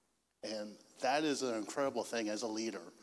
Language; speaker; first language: English; native; English